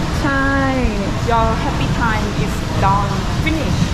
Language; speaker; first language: English; non-native, learner; Thai